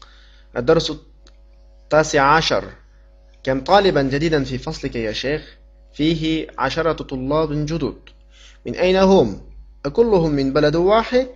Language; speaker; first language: Arabic; non-native, fluent; Uyghur